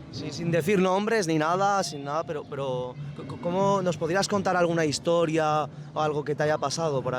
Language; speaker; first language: Spanish; native; Spanish